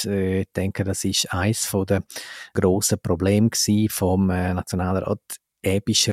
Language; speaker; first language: German; native; German